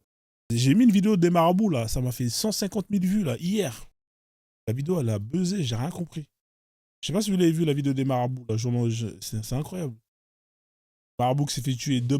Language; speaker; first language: French; native; French